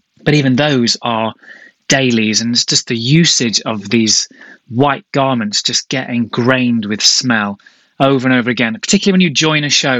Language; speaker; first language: English; native; English